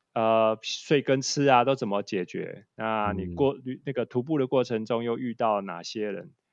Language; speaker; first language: Chinese; native; Chinese